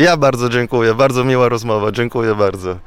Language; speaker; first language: Polish; non-native, fluent; Italian